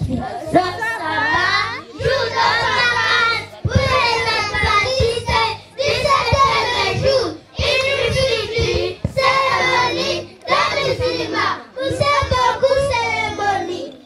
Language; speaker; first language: French; non-native, learner; Kinyarwanda